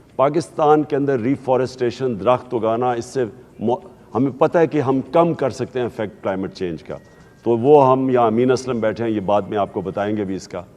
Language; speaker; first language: Urdu; native; Urdu